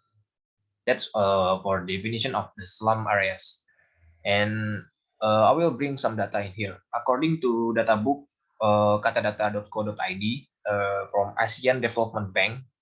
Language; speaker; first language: English; non-native, learner; Indonesian